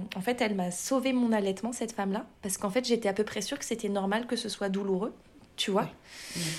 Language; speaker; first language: French; native; French